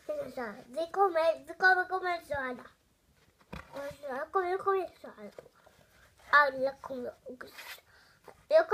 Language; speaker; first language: Swedish; early bilingual, other home language; Russian